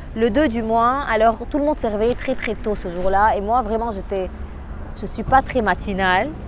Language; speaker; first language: French; non-native, local second language; Arabic